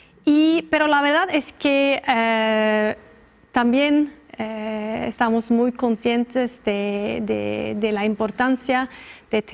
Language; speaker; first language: Spanish; non-native, fluent; Norwegian